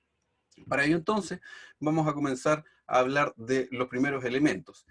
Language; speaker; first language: Spanish; native; Spanish